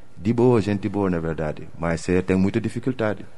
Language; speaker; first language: Portuguese; non-native, learner; Wolof